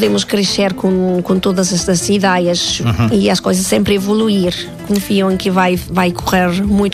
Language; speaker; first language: Portuguese; non-native, fluent; Spanish